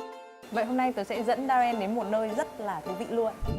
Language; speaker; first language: Vietnamese; native; Vietnamese